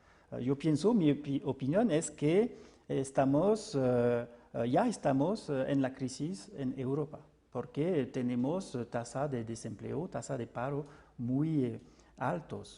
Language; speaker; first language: Spanish; non-native, fluent; French